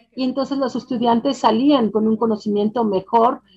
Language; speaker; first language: Spanish; non-native, fluent; French